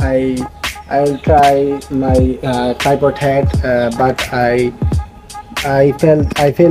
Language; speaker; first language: English; non-native, learner; Bangla